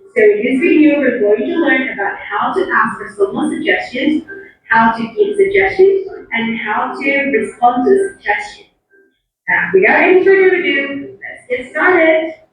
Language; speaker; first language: English; non-native, fluent; Indonesian